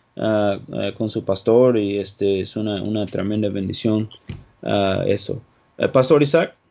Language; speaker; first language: Spanish; non-native, fluent; English